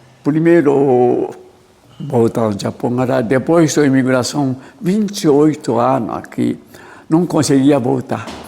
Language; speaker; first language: Portuguese; non-native, learner; Japanese